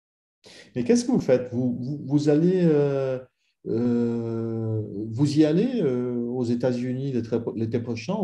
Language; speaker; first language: French; non-native, fluent; Italian